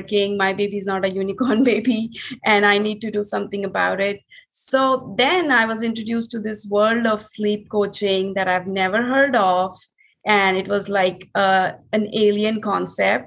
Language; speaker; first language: English; non-native, local second language; Hindi